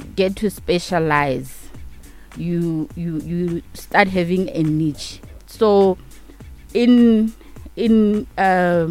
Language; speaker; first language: English; non-native, local second language; Northern Sotho